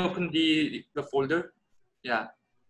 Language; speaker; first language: English; non-native, fluent; Korean